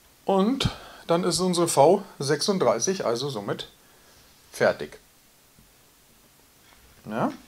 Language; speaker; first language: German; native; German